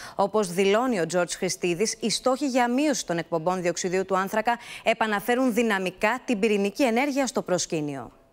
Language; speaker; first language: Greek; native; Greek